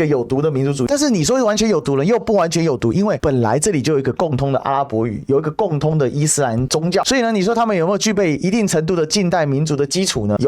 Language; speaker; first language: Chinese; native; Chinese